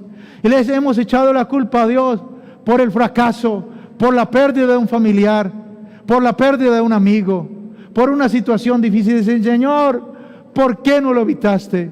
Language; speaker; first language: Spanish; native; Spanish